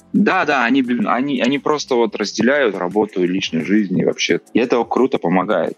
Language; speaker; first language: Russian; non-native, local second language; Uzbek